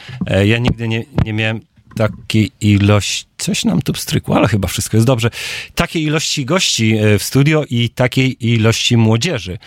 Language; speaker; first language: Polish; native; Polish